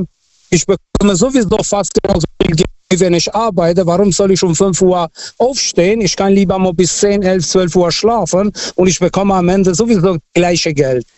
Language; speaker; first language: German; non-native, fluent; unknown